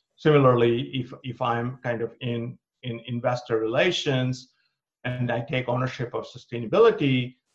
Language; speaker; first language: English; non-native, local second language; Bangla